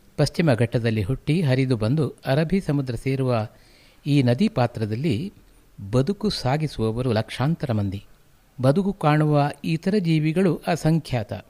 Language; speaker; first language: Kannada; native; Kannada